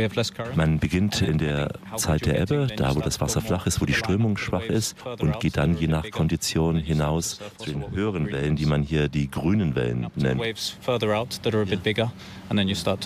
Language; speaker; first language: German; native; German